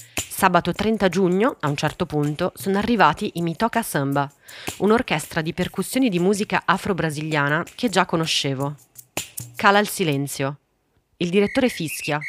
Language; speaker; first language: Italian; early bilingual, other home language; Portuguese